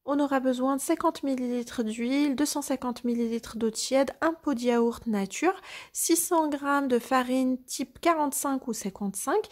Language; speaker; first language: French; non-native, local second language; Arabic